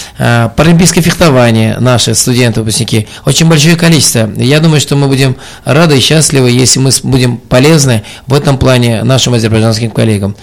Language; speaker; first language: Russian; non-native, local second language; Azerbaijani